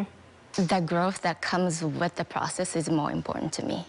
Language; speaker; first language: English; non-native, fluent; Japanese